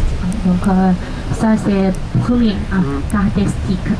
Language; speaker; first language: French; non-native, fluent; Chinese